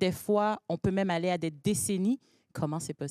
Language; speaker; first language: French; native; French